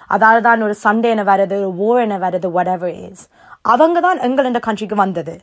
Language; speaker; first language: Tamil; early bilingual, heritage; Tamil